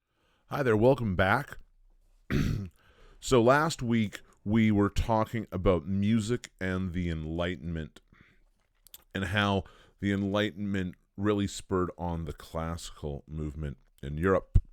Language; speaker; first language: English; native; English